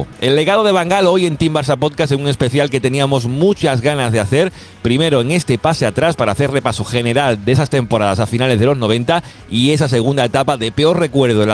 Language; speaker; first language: Spanish; native; Spanish